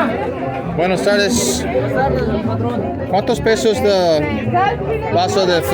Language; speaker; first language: Spanish; non-native, learner; English